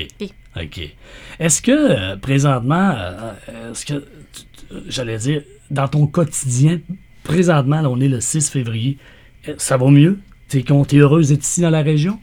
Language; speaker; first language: French; native; French